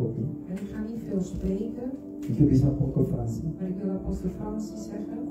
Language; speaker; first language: Dutch; non-native, local second language; Papiamento